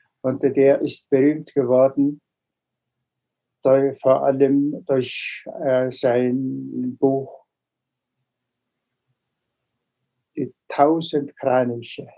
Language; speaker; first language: German; non-native, fluent; Mongolian